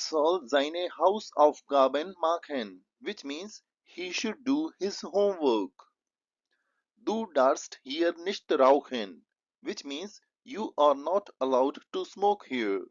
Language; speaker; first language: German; non-native, fluent; Hindi